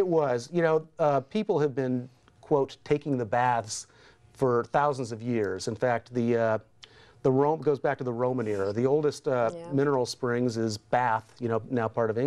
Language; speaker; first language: English; native; English